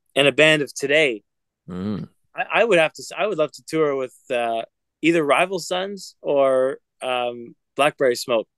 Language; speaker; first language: English; native; English